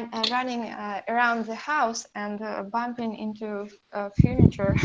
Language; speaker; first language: English; non-native, learner; Russian